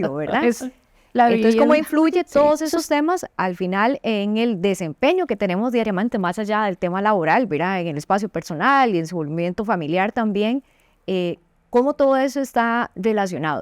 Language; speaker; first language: Spanish; native; Spanish